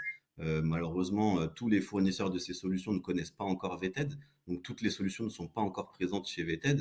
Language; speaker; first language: French; native; French